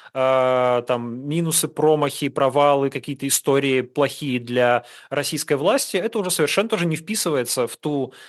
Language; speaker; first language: Russian; native; Russian